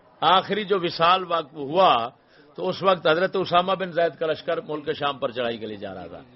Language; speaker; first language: Urdu; non-native, local second language; Punjabi